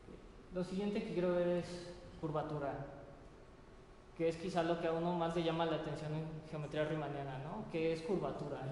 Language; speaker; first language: Spanish; native; Spanish